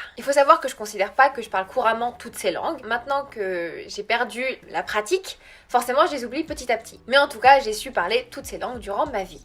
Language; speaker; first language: French; early bilingual, other home language; Arabic